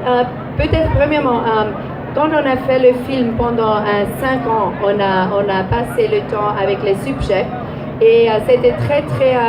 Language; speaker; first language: French; non-native, learner; English